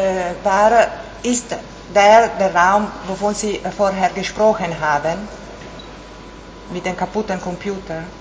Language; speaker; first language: German; non-native, local second language; Italian